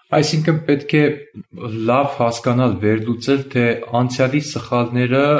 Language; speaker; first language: Armenian; native; Armenian